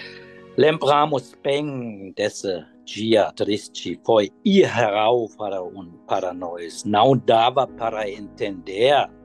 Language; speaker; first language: Portuguese; non-native, fluent; German